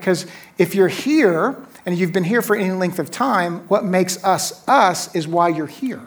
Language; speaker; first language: English; native; English